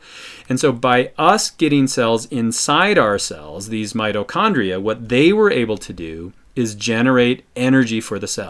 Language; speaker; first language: English; native; English